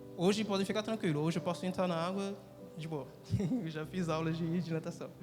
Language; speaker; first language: Portuguese; non-native, fluent; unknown